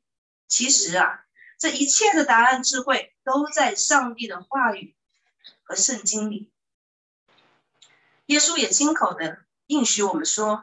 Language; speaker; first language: Chinese; native; Chinese